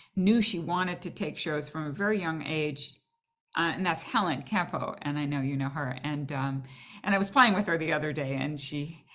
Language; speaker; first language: English; native; English